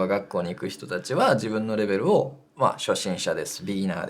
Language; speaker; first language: Japanese; native; Japanese